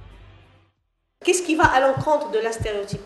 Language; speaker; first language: French; non-native, local second language; Arabic